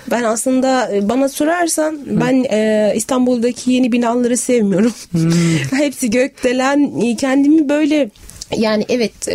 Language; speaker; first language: Turkish; non-native, fluent; Arabic